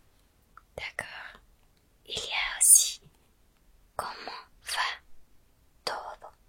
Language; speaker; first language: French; non-native, fluent; Spanish